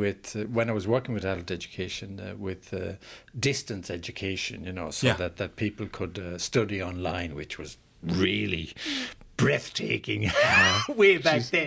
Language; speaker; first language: English; native; English